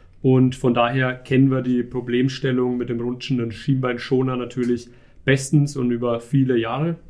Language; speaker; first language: German; native; German